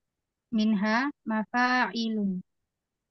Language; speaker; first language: Arabic; non-native, learner; Indonesian